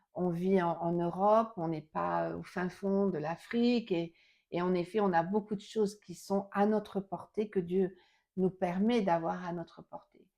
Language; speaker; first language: French; native; French